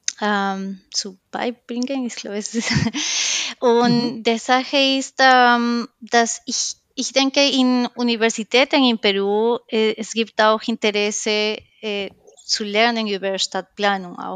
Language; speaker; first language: German; non-native, learner; Spanish